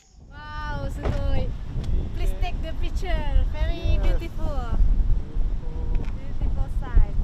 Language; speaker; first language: English; non-native, learner; Indonesian